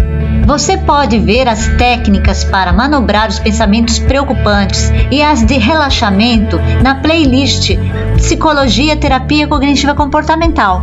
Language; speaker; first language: Portuguese; native; Portuguese